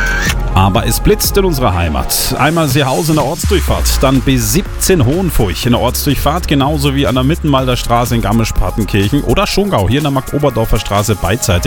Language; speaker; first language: German; native; German